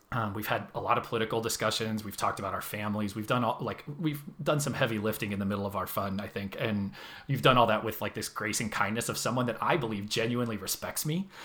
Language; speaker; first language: English; native; English